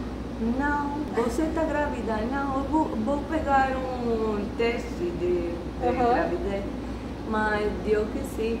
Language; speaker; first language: Portuguese; non-native, learner; Spanish